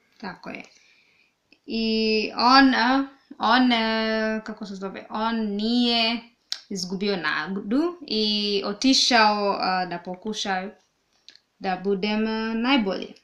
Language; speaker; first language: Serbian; non-native, learner; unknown